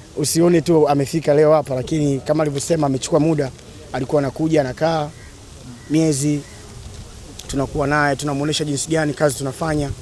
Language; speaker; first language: Swahili; native; Swahili